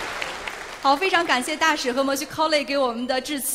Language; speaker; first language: Chinese; native; Chinese